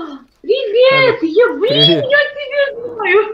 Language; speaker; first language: Russian; non-native, learner; Armenian